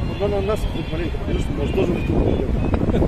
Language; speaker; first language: Russian; native; Russian